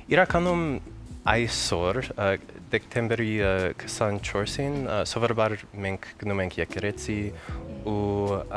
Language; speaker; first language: Armenian; non-native, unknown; English